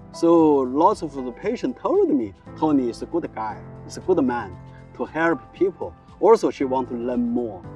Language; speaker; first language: English; non-native, learner; Chinese